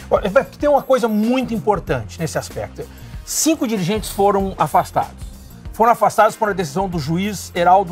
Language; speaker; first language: Portuguese; native; Portuguese